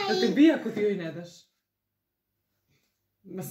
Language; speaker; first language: Croatian; native; Croatian